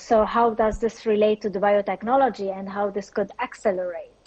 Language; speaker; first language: English; non-native, fluent; French